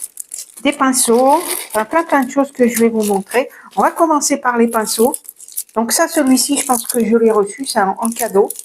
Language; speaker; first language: French; native; French